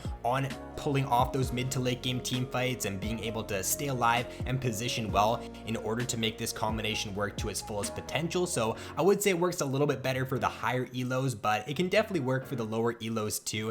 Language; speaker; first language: English; native; English